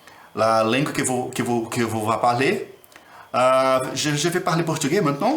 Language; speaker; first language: French; non-native, learner; Portuguese